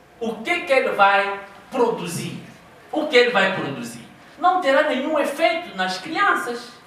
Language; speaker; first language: Portuguese; non-native, local second language; Kongo